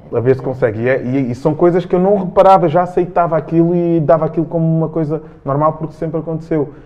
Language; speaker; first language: Portuguese; early bilingual, other home language; Kabuverdianu